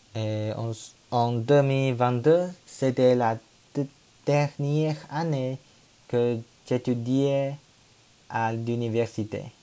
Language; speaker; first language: French; non-native, learner; Chinese